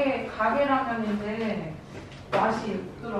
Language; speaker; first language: Korean; native; Korean